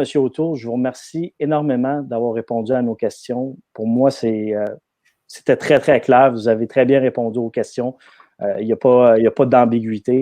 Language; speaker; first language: French; native; French